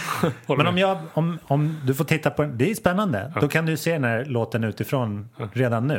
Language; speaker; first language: Swedish; native; Swedish